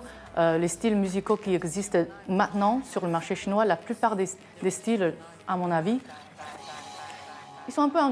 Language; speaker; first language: French; non-native, fluent; Chinese